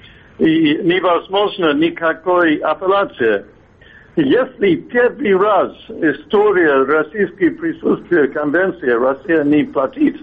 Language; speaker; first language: Russian; non-native, fluent; English